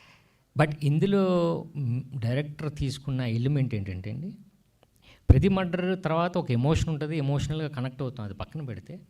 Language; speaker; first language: Telugu; native; Telugu